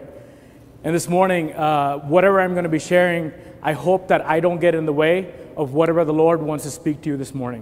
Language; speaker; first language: English; non-native, local second language; Telugu